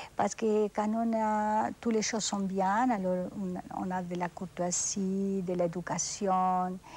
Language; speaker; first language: French; non-native, fluent; Spanish